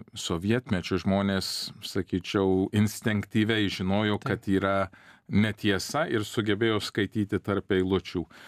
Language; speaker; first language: Lithuanian; early bilingual, heritage; Lithuanian